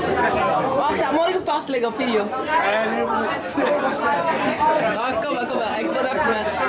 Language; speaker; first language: Dutch; native; Dutch